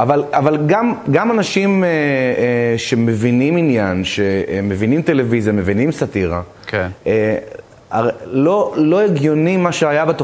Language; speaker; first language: Hebrew; native; Hebrew